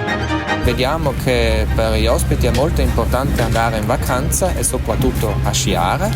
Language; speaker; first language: Italian; non-native, local second language; German